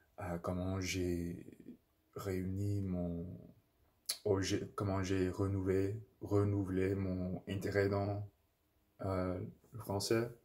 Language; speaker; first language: French; non-native, local second language; English